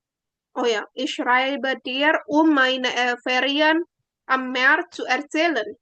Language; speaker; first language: German; non-native, fluent; Indonesian